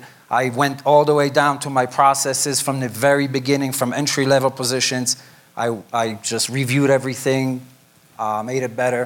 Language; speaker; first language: English; non-native, fluent; Polish